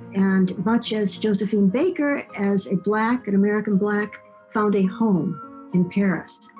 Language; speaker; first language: English; native; English